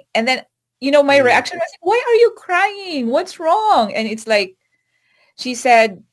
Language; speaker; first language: English; non-native, local second language; Filipino